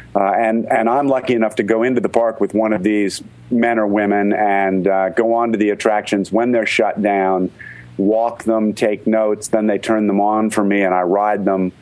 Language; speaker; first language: English; native; English